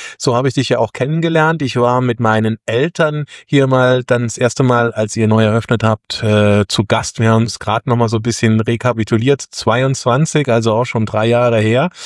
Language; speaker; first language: German; native; German